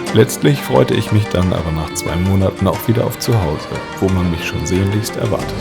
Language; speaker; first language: German; native; German